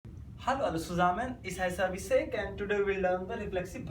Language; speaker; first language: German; non-native, learner; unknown